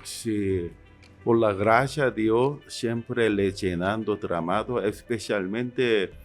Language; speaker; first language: Spanish; non-native, learner; Korean